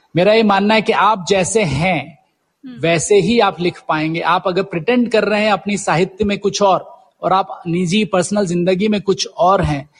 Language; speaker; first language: Hindi; native; Hindi